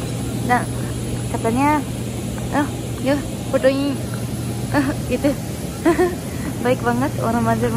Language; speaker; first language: Indonesian; non-native, fluent; Japanese